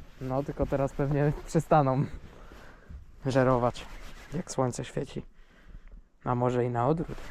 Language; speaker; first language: Polish; native; Polish